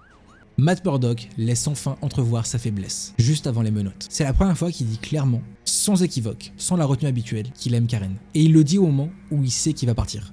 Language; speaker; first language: French; native; French